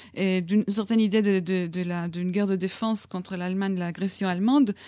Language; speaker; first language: French; non-native, fluent; Hebrew